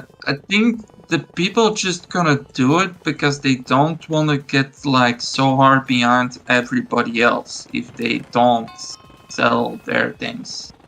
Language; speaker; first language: English; non-native, fluent; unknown